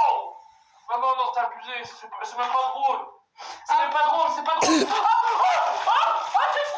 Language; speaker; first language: French; native; French